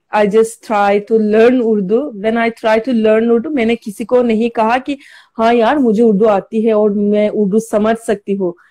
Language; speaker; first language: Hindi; non-native, learner; Turkish